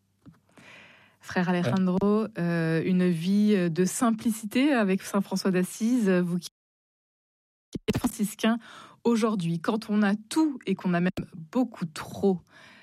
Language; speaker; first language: French; native; French